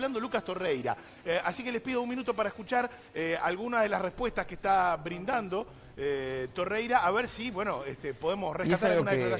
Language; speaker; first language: Spanish; native; Spanish